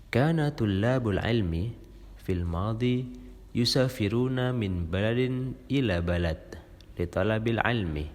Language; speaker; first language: Arabic; non-native, fluent; Indonesian